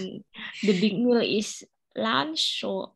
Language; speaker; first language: English; non-native, learner; Indonesian